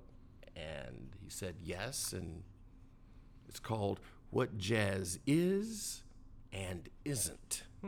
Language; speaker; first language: English; native; English